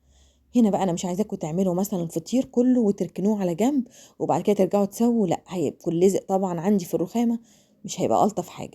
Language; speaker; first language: Arabic; native; Arabic